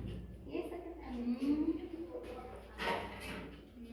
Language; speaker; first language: Spanish; native; Spanish